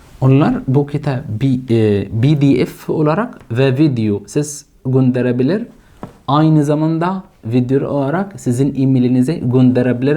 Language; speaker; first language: Turkish; non-native, fluent; Arabic